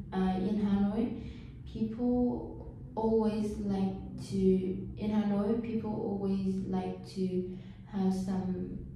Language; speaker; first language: English; non-native, learner; Vietnamese